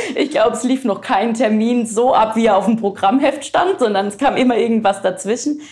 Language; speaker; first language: German; native; German